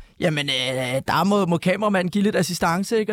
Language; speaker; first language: Danish; native; Danish